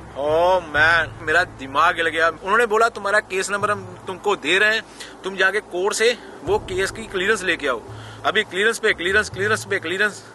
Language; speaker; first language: Hindi; non-native, local second language; Punjabi